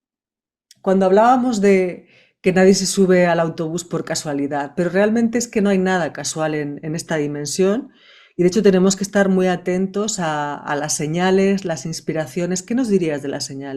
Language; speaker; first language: Spanish; native; Spanish